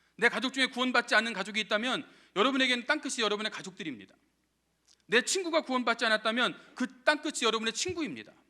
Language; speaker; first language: Korean; native; Korean